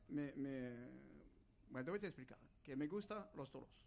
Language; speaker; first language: Spanish; non-native, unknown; French